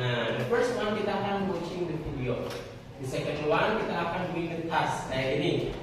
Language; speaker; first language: English; non-native, learner; Indonesian